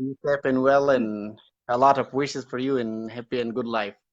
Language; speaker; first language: English; non-native, learner; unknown